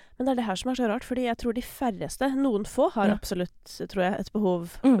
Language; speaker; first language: Norwegian; native; Norwegian